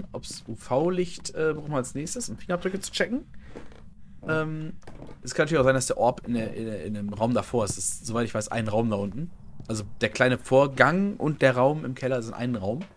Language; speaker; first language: German; native; German